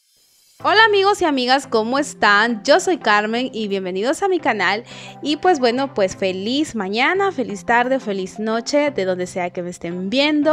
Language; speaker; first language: Spanish; native; Spanish